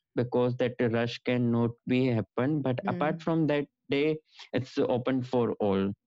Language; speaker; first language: English; non-native, local second language; Gujarati